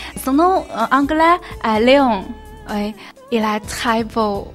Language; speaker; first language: French; non-native, learner; Chinese